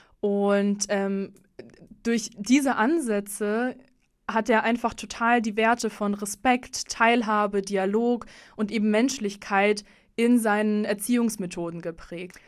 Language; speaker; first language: German; early bilingual, other home language; Russian